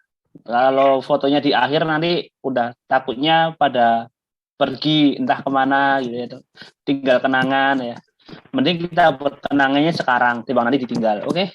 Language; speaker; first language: Indonesian; native; Indonesian